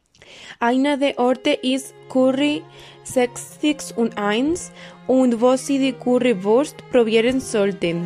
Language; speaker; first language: German; non-native, learner; Spanish